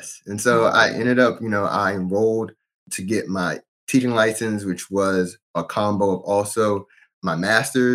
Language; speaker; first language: English; native; English